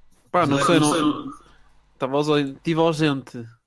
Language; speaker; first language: Portuguese; native; Portuguese